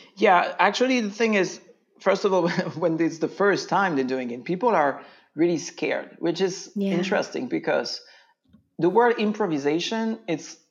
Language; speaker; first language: English; non-native, fluent; French